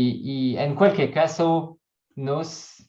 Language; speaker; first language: Spanish; non-native, learner; French